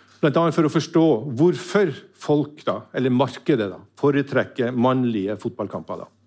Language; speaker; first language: Norwegian; native; Norwegian